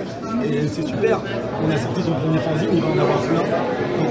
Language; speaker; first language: French; native; French